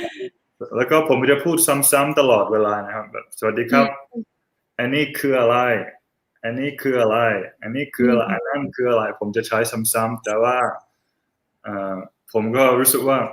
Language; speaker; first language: Thai; non-native, fluent; English